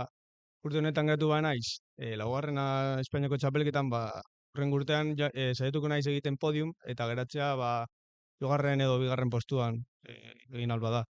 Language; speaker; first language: Basque; non-native, local second language; Spanish